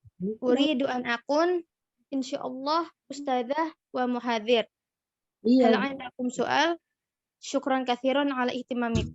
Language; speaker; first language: Arabic; non-native, learner; Indonesian